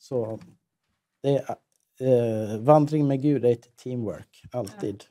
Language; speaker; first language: Swedish; native; Swedish